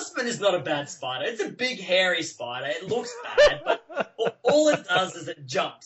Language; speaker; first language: English; native; English